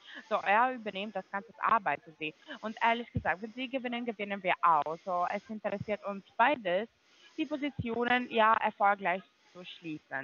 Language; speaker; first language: German; non-native, fluent; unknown